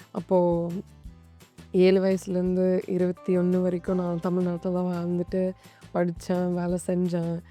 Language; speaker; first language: Tamil; early bilingual, other home language; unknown